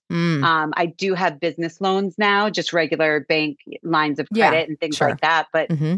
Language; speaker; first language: English; native; English